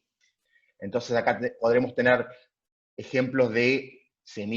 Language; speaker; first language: Spanish; native; Spanish